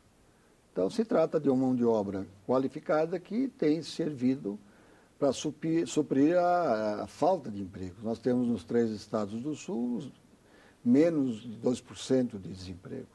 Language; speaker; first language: Portuguese; native; Portuguese